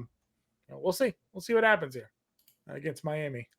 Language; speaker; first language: English; native; English